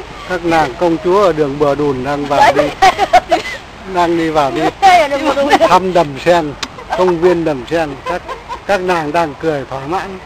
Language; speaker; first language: Vietnamese; native; Vietnamese